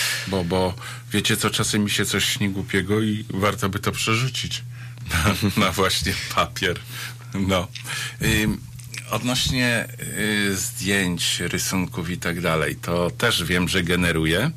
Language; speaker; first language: Polish; native; Polish